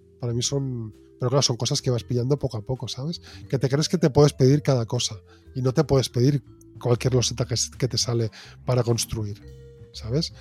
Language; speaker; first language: Spanish; native; Spanish